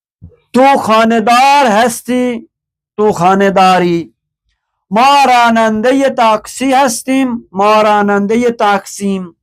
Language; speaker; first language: Persian; non-native, fluent; Urdu